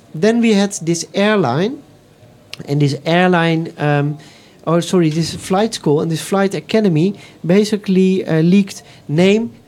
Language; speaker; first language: English; non-native, fluent; Dutch